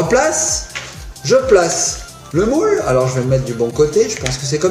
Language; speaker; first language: French; native; French